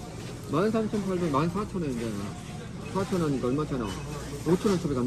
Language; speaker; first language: Korean; native; Korean